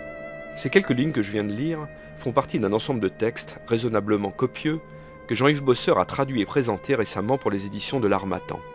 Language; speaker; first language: French; native; French